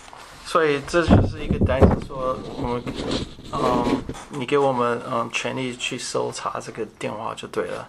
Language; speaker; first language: Chinese; early bilingual, heritage; Chinese